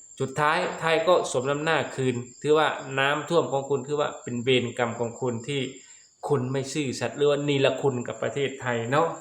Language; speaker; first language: Thai; non-native, local second language; Lao